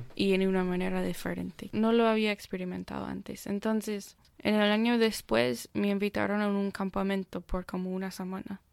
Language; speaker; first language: Spanish; non-native, fluent; English